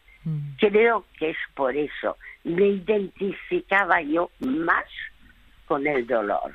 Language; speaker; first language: Spanish; early bilingual, other home language; French